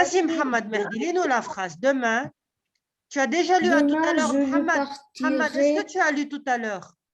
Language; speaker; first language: French; non-native, local second language; Arabic